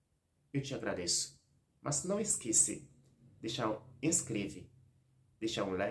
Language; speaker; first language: Portuguese; non-native, learner; Haitian Creole